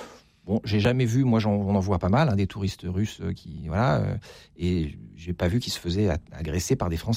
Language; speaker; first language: French; native; French